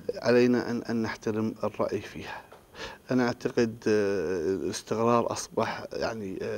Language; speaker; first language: Arabic; native; Arabic